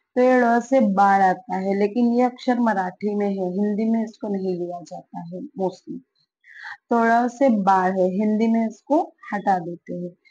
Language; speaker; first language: Hindi; native; Hindi